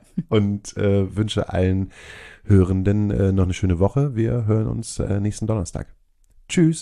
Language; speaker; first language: German; native; German